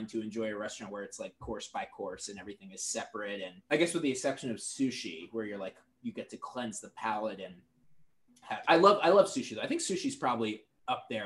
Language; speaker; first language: English; native; English